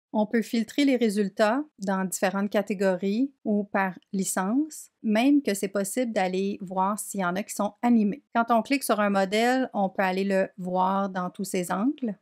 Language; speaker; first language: French; native; French